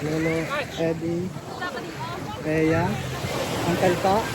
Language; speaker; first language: Filipino; native; Filipino